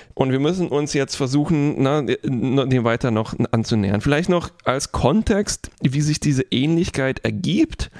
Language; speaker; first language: German; non-native, fluent; Polish